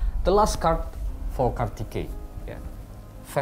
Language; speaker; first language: English; non-native, learner; Indonesian